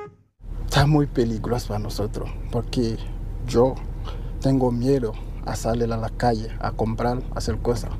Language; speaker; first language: Spanish; non-native, learner; Haitian Creole